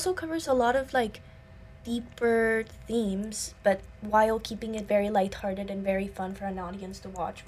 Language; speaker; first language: English; non-native, fluent; Spanish